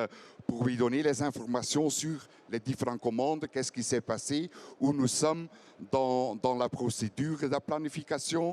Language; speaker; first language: French; non-native, fluent; Dutch